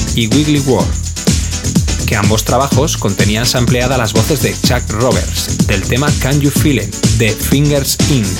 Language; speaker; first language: Spanish; native; Spanish